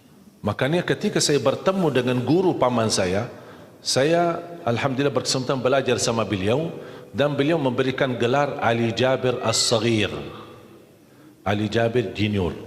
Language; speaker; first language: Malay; non-native, fluent; Arabic